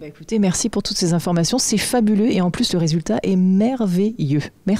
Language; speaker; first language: French; native; French